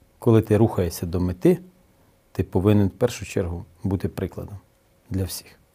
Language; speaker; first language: Ukrainian; native; Ukrainian